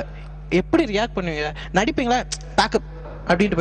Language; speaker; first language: Tamil; native; Tamil